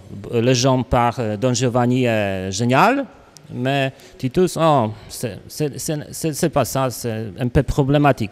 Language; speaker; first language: French; non-native, learner; Polish